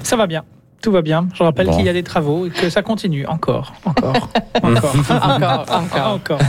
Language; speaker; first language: French; native; French